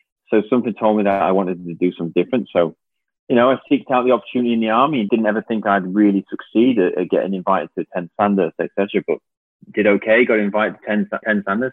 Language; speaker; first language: English; native; English